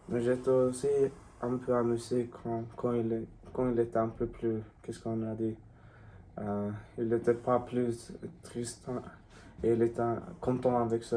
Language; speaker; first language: French; non-native, learner; Swedish